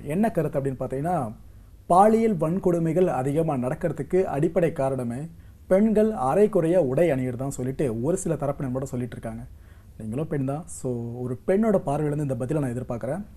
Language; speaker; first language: Tamil; native; Tamil